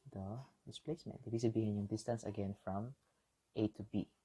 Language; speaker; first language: English; non-native, local second language; Filipino